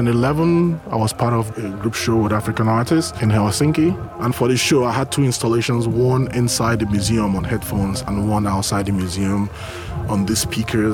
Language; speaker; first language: English; non-native, local second language; Igbo